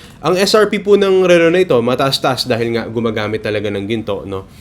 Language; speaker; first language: Filipino; native; Filipino